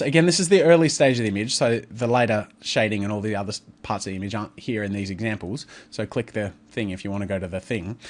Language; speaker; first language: English; native; English